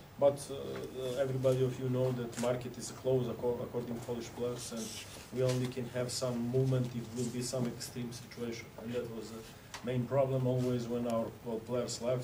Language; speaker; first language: English; non-native, fluent; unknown